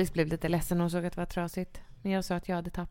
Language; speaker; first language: Swedish; native; Swedish